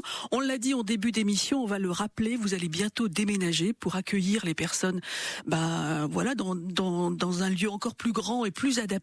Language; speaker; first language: French; native; French